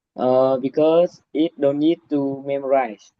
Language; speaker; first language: English; non-native, learner; Vietnamese